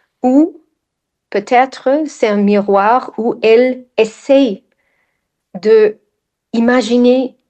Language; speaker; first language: French; non-native, fluent; English